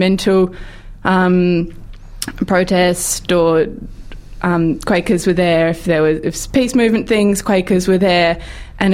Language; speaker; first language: English; native; English